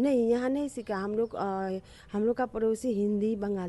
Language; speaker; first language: Hindi; non-native, learner; Nepali